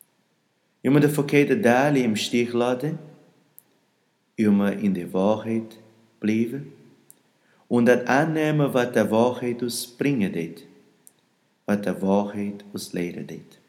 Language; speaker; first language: German; non-native, learner; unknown